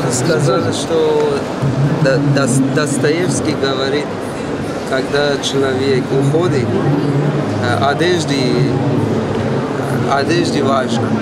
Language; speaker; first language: Russian; non-native, learner; Persian